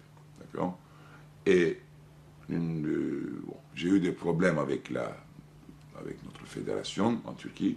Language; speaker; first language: French; non-native, fluent; Turkish